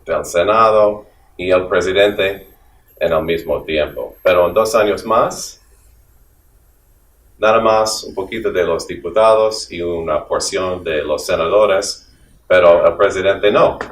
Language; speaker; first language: Spanish; non-native, fluent; English